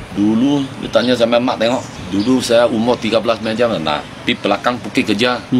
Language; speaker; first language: Malay; non-native, local second language; Chinese